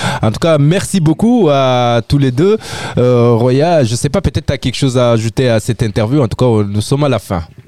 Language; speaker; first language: French; native; French